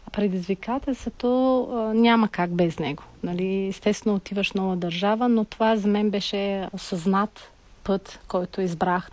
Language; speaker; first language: Bulgarian; non-native, learner; Tajik